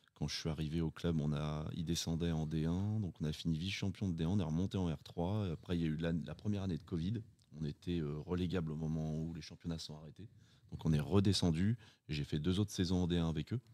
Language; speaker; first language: French; native; French